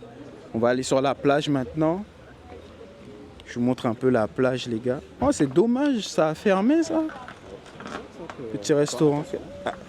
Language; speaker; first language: French; native; French